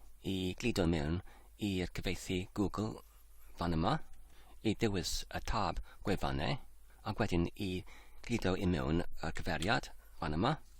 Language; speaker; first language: Welsh; non-native, learner; English